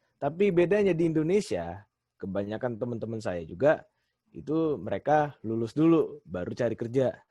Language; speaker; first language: Indonesian; native; Indonesian